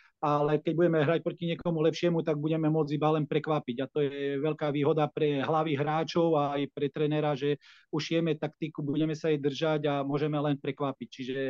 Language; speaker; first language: Slovak; native; Slovak